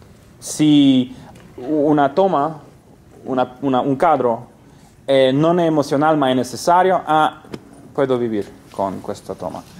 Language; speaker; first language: Spanish; non-native, fluent; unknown